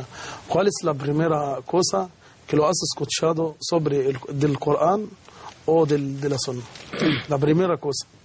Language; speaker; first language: Spanish; non-native, learner; Arabic